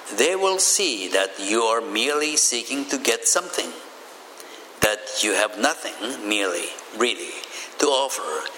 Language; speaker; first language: English; non-native, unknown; Japanese